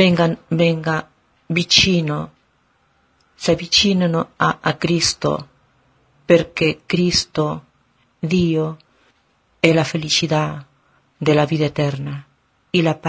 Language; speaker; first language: Italian; non-native, learner; Spanish